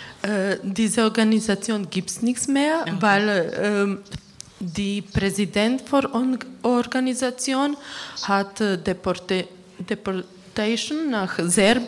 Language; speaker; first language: German; non-native, learner; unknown